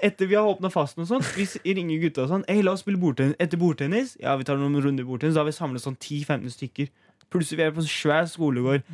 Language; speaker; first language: Norwegian; early bilingual, other home language; Turkish